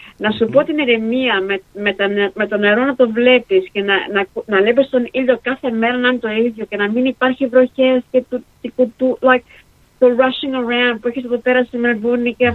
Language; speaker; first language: Greek; early bilingual, heritage; Greek